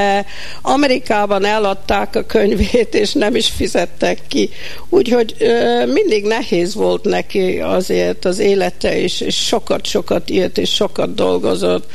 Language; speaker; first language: Hungarian; early bilingual, heritage; Hungarian